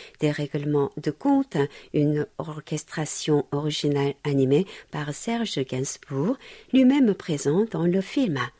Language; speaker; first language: French; non-native, fluent; Korean